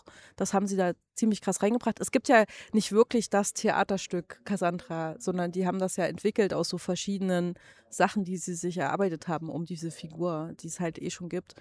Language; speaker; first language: German; native; German